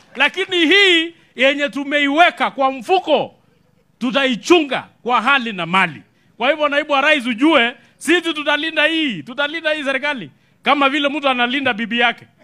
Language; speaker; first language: Swahili; non-native, local second language; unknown